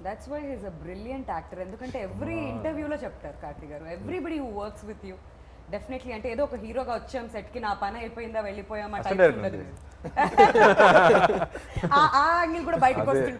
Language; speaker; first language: Telugu; native; Telugu